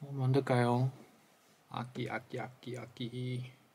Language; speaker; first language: Korean; non-native, fluent; Chinese